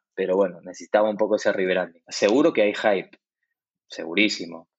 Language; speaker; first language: Spanish; native; Spanish